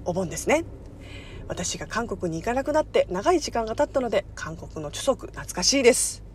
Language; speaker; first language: Japanese; non-native, fluent; Korean